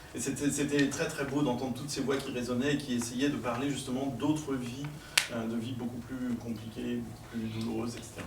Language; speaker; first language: French; native; French